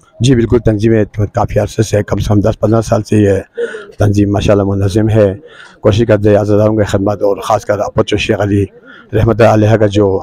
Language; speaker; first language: Urdu; non-native, local second language; Balti